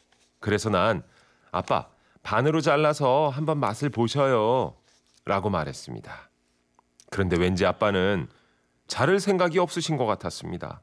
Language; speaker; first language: Korean; native; Korean